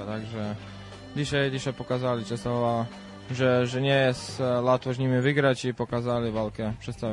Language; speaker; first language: Polish; non-native, fluent; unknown